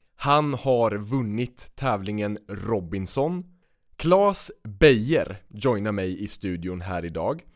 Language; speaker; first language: Swedish; native; Swedish